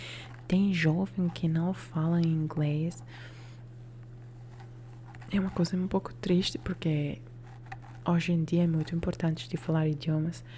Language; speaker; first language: Portuguese; non-native, learner; Italian